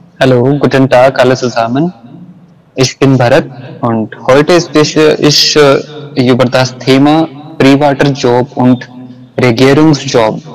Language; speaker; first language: German; non-native, learner; Hindi